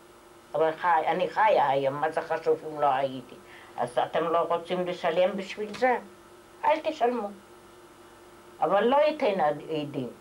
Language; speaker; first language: Hebrew; non-native, fluent; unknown